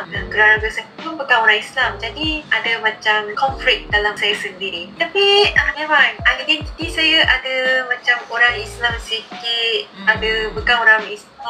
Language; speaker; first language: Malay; non-native, fluent; Japanese